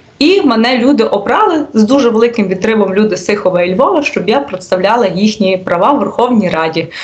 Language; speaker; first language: Ukrainian; native; Ukrainian